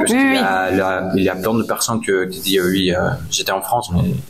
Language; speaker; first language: French; non-native, learner; Spanish